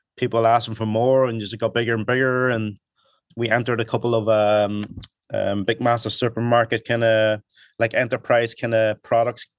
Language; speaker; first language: English; early bilingual, other home language; Cantonese